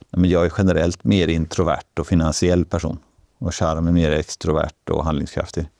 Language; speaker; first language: Swedish; native; Swedish